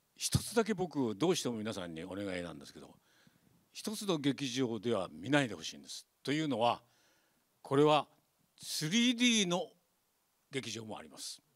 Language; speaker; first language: Japanese; native; Japanese